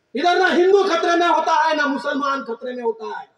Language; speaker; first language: Hindi; non-native, local second language; Marathi